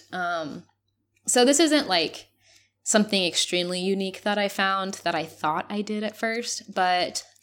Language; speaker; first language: English; non-native, fluent; Spanish